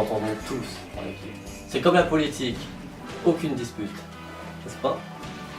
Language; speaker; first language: French; native; French